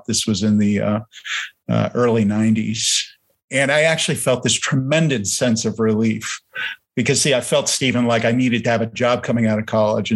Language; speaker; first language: English; early bilingual, other home language; German